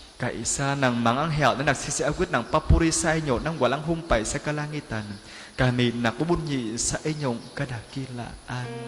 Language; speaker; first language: Filipino; non-native, learner; Vietnamese